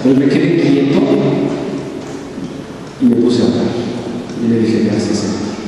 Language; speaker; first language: Spanish; native; Spanish